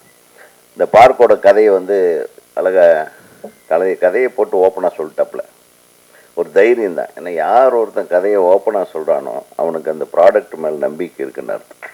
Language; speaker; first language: Tamil; native; Tamil